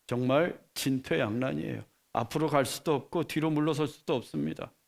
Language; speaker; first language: Korean; native; Korean